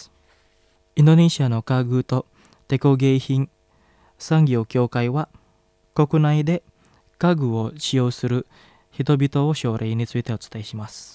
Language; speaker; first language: Japanese; non-native, fluent; Indonesian